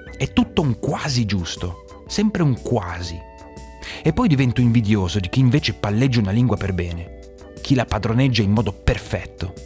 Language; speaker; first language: Italian; early bilingual, other home language; English